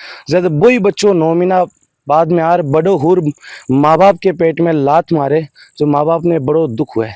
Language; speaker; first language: Hindi; non-native, local second language; Marwari